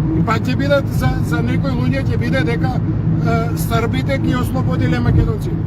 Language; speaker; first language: Macedonian; non-native, local second language; Serbian